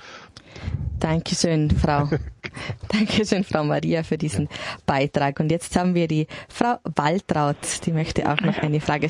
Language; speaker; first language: German; native; German